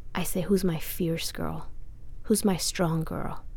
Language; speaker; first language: English; non-native, fluent; Persian